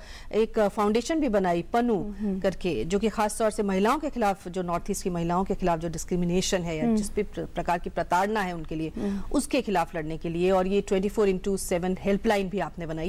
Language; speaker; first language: Hindi; native; Hindi